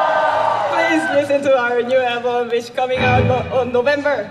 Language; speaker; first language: English; non-native, fluent; Korean